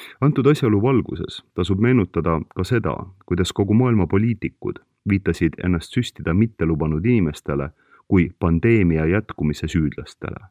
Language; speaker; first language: Estonian; native; Estonian